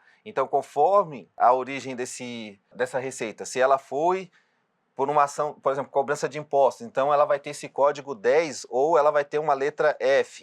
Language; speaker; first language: Portuguese; native; Portuguese